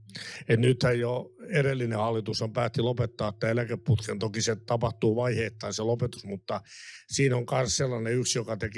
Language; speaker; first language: Finnish; native; Finnish